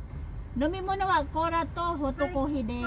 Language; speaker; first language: Japanese; non-native, learner; Filipino